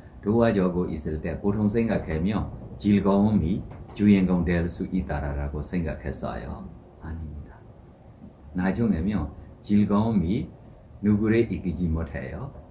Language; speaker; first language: Korean; non-native, learner; Burmese